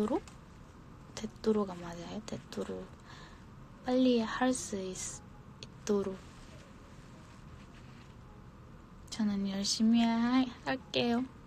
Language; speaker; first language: Korean; non-native, fluent; Japanese